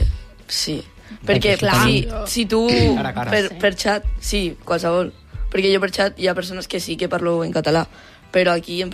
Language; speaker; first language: Catalan; non-native, local second language; Spanish